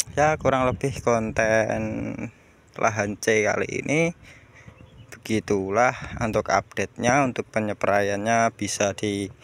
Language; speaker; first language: Indonesian; non-native, local second language; Javanese